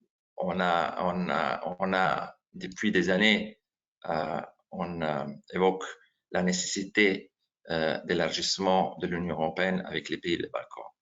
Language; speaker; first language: French; non-native, fluent; Slovenian